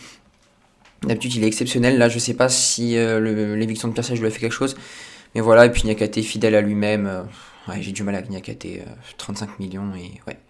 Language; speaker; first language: French; native; French